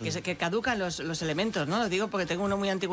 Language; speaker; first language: Spanish; native; Spanish